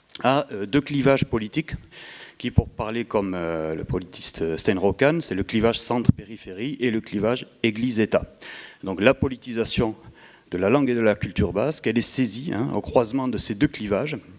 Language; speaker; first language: French; native; French